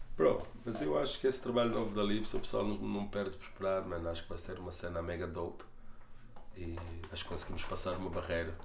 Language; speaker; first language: Portuguese; native; Portuguese